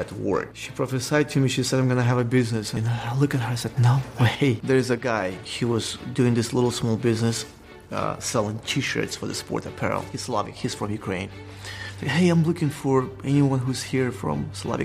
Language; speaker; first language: English; non-native, fluent; Russian